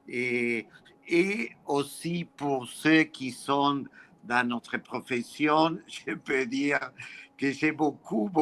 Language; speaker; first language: French; non-native, fluent; Spanish